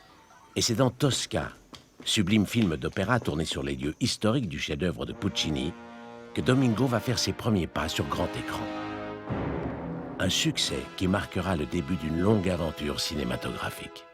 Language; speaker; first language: French; native; French